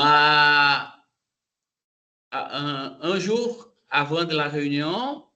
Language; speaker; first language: French; non-native, learner; Portuguese